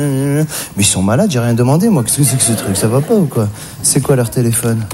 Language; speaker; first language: French; native; French